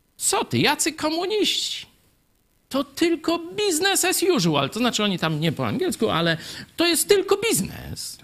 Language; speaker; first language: Polish; native; Polish